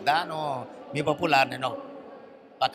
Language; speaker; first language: Russian; non-native, learner; Italian